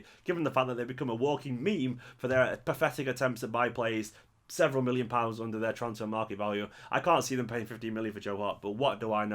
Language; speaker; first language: English; native; English